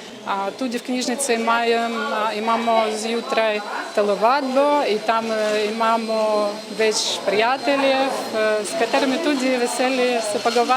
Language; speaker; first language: Slovenian; non-native, learner; Ukrainian